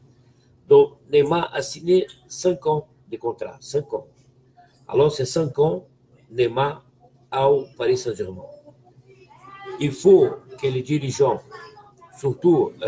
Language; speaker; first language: French; non-native, fluent; Portuguese